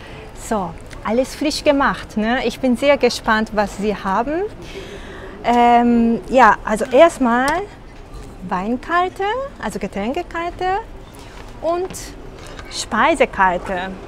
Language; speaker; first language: German; non-native, fluent; Japanese